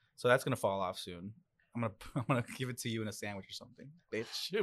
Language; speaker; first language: English; early bilingual, other home language; Spanish